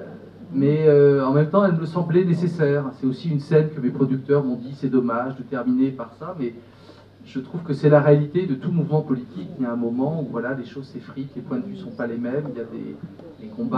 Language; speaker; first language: French; native; French